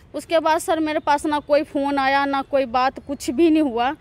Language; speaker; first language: Hindi; native; Hindi